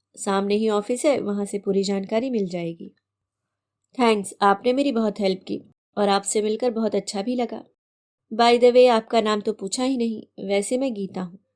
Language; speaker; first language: Hindi; native; Hindi